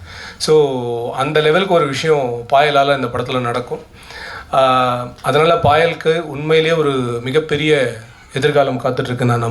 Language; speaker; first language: Tamil; native; Tamil